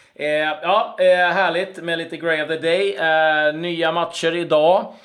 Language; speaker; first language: Swedish; native; Swedish